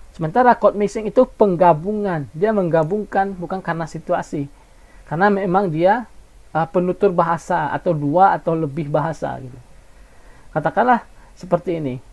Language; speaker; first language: Indonesian; non-native, local second language; Minangkabau